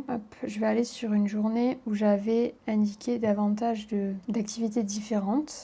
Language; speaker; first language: French; native; French